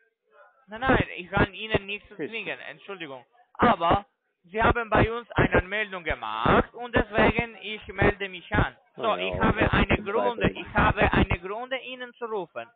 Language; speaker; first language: German; non-native, learner; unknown